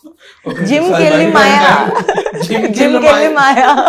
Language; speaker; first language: Telugu; non-native, learner; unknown